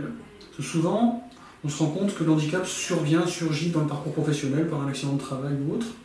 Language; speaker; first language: French; native; French